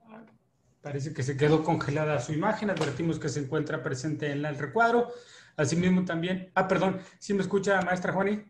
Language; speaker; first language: Spanish; native; Spanish